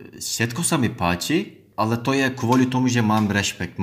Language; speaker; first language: Slovak; non-native, learner; Turkish